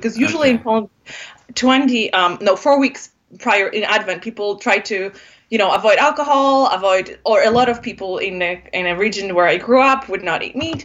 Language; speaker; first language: English; non-native, fluent; Polish